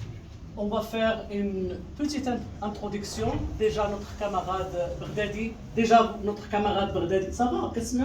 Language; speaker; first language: French; non-native, local second language; Arabic